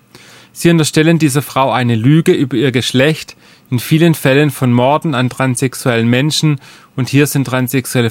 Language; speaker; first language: German; native; German